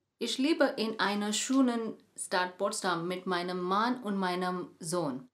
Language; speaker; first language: German; non-native, learner; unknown